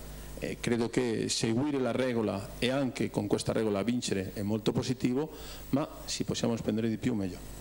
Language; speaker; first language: Italian; non-native, fluent; Spanish